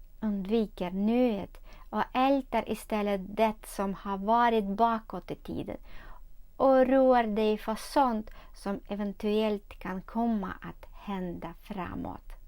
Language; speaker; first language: Swedish; non-native, learner; Ukrainian